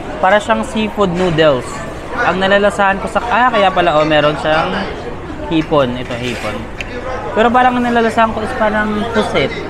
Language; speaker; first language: Filipino; native; Filipino